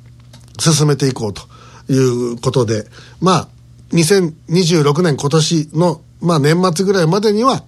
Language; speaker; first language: Japanese; native; Japanese